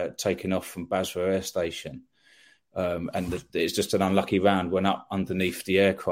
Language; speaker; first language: English; native; English